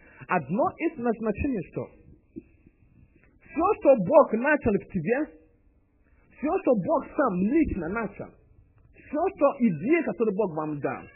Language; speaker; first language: Russian; non-native, learner; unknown